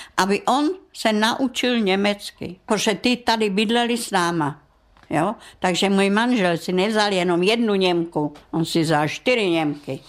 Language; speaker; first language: Czech; non-native, local second language; German